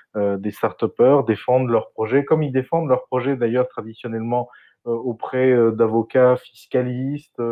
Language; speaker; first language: French; non-native, fluent; Spanish